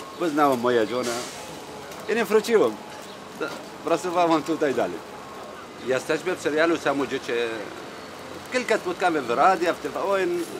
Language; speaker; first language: Polish; non-native, learner; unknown